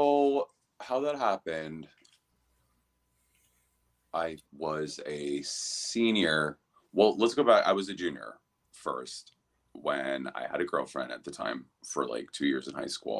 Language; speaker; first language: English; native; English